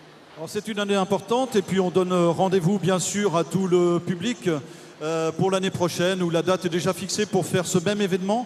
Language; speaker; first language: French; native; French